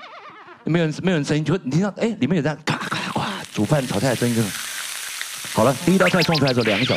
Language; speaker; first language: Chinese; native; Chinese